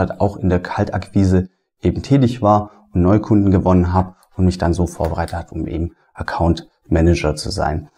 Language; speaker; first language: German; native; German